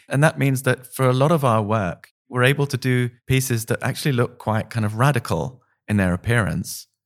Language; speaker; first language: English; native; English